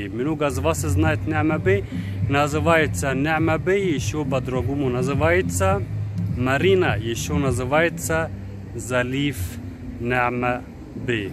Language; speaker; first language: Russian; non-native, fluent; Arabic